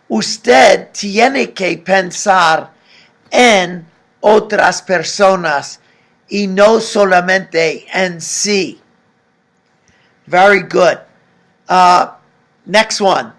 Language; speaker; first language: Spanish; non-native, fluent; English